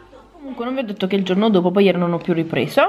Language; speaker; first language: Italian; native; Italian